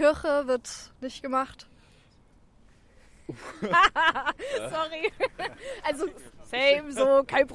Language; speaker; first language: German; native; German